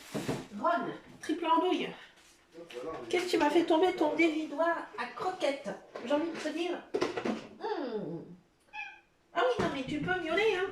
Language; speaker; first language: French; native; French